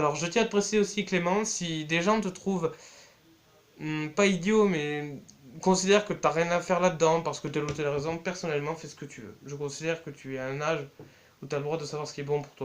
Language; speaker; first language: French; native; French